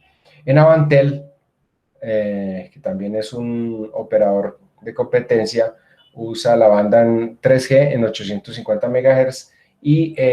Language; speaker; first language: Spanish; native; Spanish